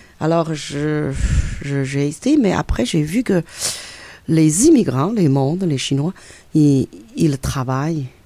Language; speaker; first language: French; non-native, fluent; Chinese